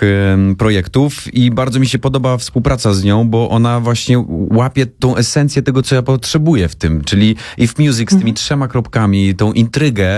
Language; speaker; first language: Polish; native; Polish